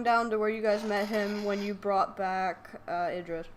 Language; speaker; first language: English; native; English